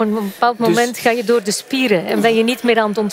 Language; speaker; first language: Dutch; native; Dutch